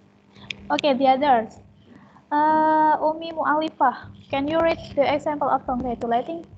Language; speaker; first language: English; non-native, fluent; Indonesian